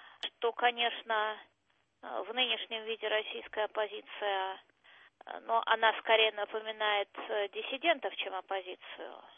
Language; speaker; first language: Russian; native; Russian